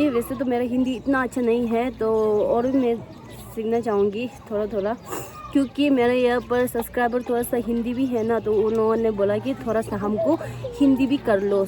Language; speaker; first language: Hindi; non-native, local second language; Tibetan